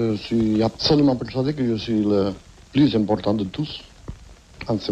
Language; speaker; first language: French; non-native, fluent; Catalan